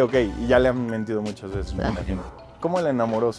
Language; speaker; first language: Spanish; native; Spanish